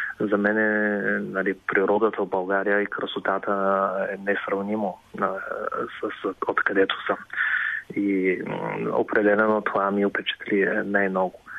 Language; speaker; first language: Bulgarian; non-native, fluent; Chinese